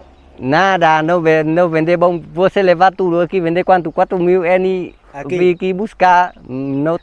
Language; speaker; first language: Portuguese; non-native, learner; Vietnamese